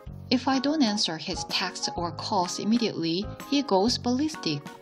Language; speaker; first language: English; non-native, fluent; Korean